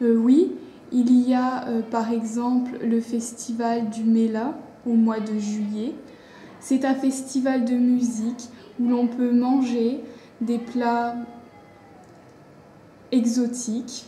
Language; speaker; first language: French; non-native, learner; English